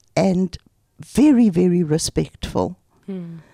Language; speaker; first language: English; native; English